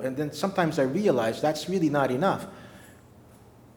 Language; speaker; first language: English; non-native, local second language; Filipino